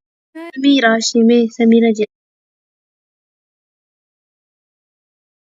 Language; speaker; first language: Arabic; non-native, learner; Oromo